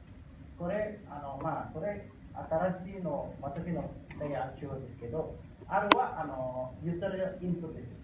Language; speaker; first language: Japanese; non-native, learner; Indonesian